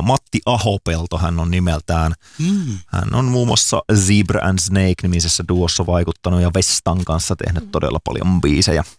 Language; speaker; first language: Finnish; native; Finnish